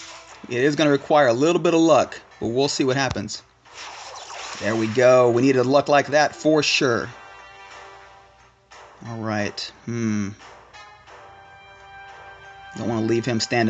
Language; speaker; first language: English; native; English